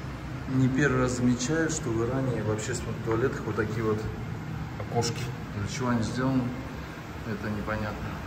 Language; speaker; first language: Russian; native; Russian